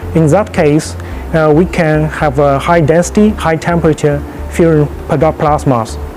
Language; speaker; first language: English; non-native, learner; Chinese